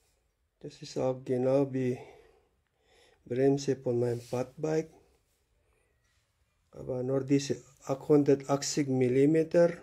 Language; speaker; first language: German; non-native, learner; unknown